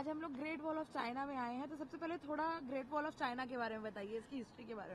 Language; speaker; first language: Hindi; native; Hindi